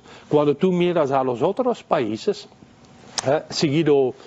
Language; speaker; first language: Spanish; non-native, fluent; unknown